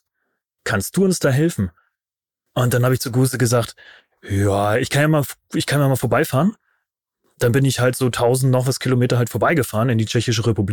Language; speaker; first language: German; native; German